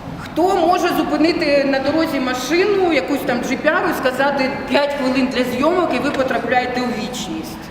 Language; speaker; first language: Ukrainian; non-native, local second language; Russian